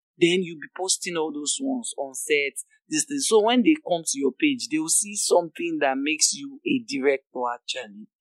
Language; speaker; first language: English; non-native, local second language; Yoruba